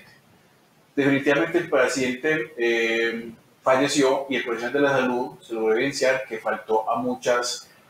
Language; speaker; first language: Spanish; native; Spanish